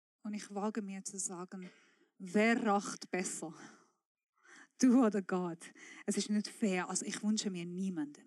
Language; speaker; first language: German; non-native, fluent; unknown